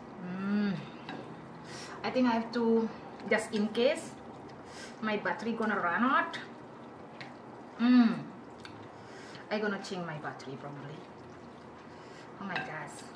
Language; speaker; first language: English; non-native, learner; Indonesian